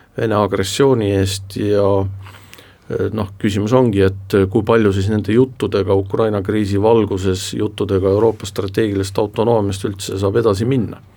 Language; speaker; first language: Estonian; native; Estonian